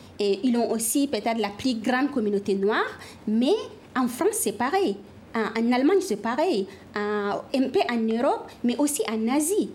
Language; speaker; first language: French; non-native, local second language; Fula